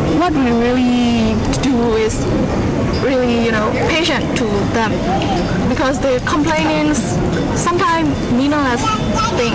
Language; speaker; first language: English; non-native, learner; Burmese